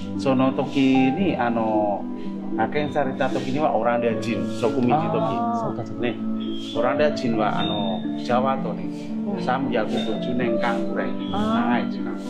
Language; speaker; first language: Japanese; non-native, learner; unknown